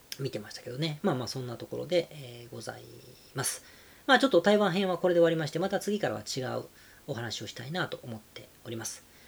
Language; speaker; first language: Japanese; native; Japanese